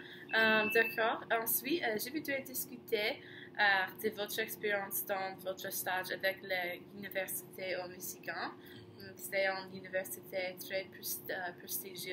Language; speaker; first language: French; non-native, learner; English